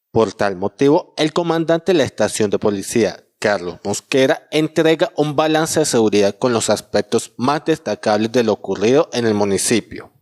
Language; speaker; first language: Spanish; native; Spanish